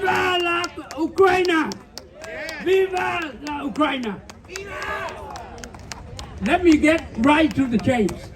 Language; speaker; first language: English; non-native, fluent; Vietnamese